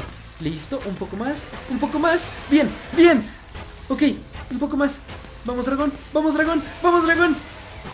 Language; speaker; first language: Spanish; native; Spanish